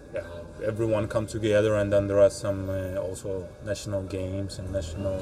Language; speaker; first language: English; non-native, fluent; Russian